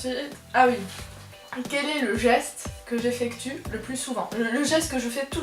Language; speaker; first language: French; native; French